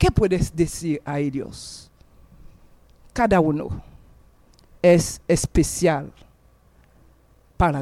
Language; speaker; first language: Spanish; non-native, fluent; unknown